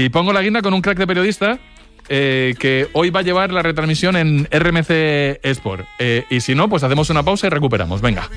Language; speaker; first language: Spanish; native; Spanish